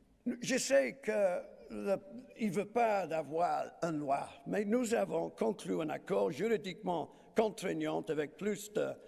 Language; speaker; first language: French; non-native, fluent; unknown